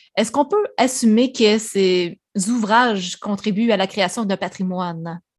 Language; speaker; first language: French; native; French